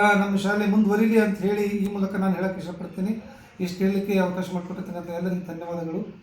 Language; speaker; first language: Kannada; native; Kannada